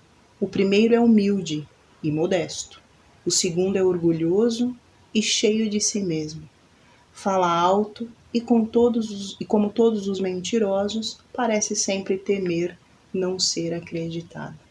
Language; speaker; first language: Portuguese; native; Portuguese